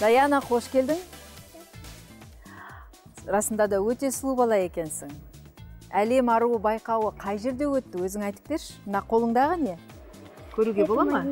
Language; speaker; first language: Kazakh; native; Kazakh